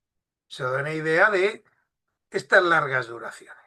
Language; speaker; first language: Spanish; native; Spanish